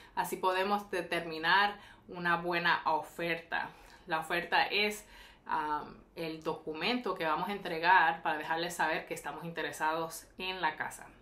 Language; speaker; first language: Spanish; early bilingual, heritage; Spanish